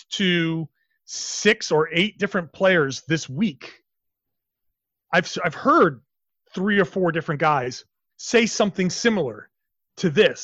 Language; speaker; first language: English; native; English